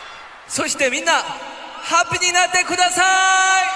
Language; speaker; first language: Japanese; non-native, learner; Korean